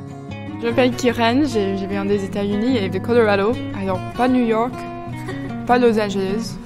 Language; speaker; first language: French; non-native, fluent; English